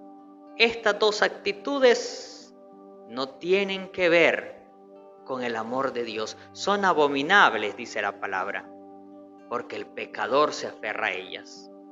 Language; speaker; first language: Spanish; native; Spanish